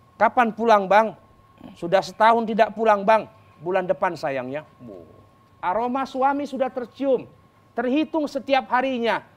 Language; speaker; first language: Indonesian; native; Indonesian